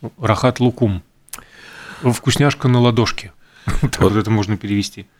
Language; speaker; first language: Russian; native; Russian